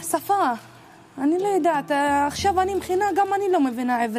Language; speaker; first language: Hebrew; non-native, local second language; Arabic